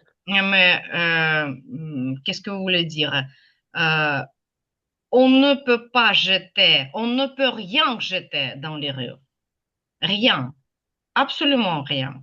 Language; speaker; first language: French; non-native, fluent; Ukrainian